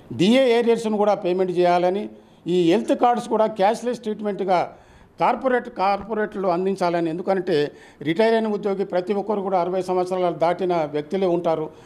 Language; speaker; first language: Telugu; native; Telugu